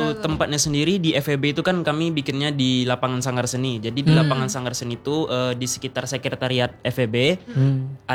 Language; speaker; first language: Indonesian; native; Indonesian